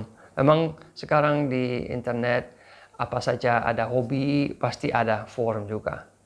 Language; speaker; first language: Indonesian; non-native, fluent; English